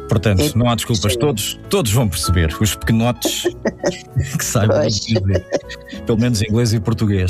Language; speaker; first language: Portuguese; native; Portuguese